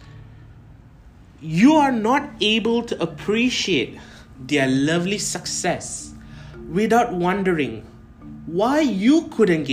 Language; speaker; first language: English; non-native, local second language; Tamil